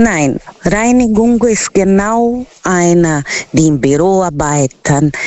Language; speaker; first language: German; non-native, learner; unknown